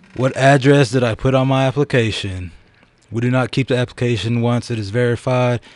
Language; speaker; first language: English; native; English